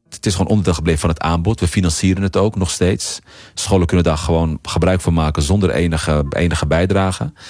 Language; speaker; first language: Dutch; early bilingual, other home language; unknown